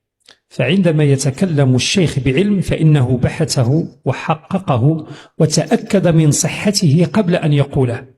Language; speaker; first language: Arabic; native; Arabic